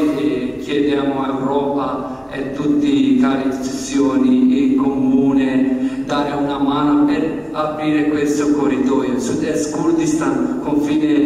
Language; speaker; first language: Italian; non-native, learner; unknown